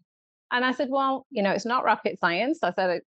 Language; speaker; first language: English; native; English